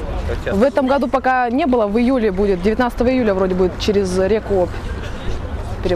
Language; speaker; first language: Russian; native; Russian